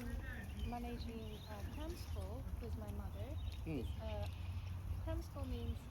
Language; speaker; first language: English; non-native, fluent; Japanese